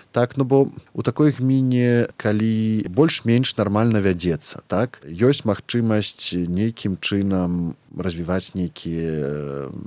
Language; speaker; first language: Belarusian; native; Belarusian